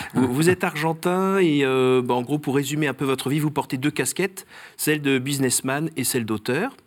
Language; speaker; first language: French; native; French